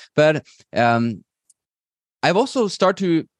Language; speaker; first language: English; non-native, fluent; Norwegian